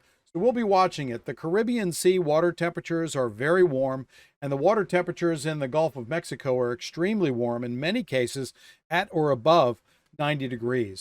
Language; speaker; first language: English; native; English